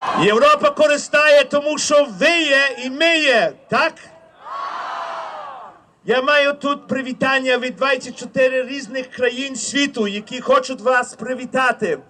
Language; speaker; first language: Ukrainian; early bilingual, heritage; Ukrainian